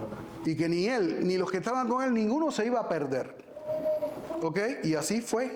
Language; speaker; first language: Spanish; native; Spanish